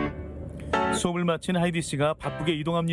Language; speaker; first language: Korean; native; Korean